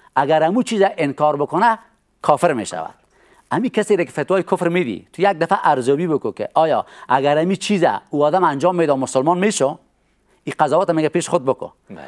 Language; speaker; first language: Persian; native; Persian